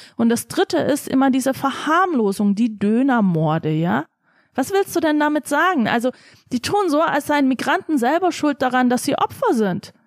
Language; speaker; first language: German; early bilingual, other home language; Turkish